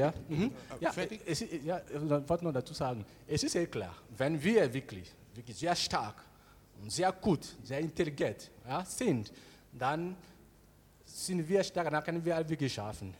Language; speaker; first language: German; non-native, learner; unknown